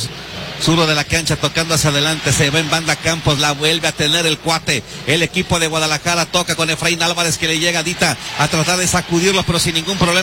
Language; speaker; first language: Spanish; native; Spanish